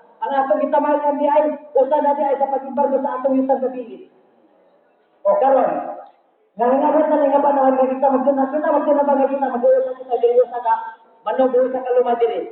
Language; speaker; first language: Cebuano; non-native, local second language; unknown